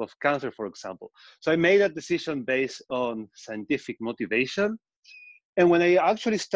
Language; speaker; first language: English; non-native, fluent; Spanish